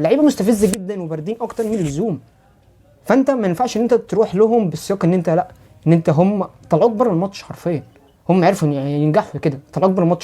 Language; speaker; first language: Arabic; native; Arabic